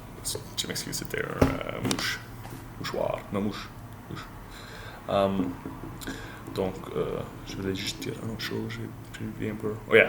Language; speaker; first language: French; non-native, learner; English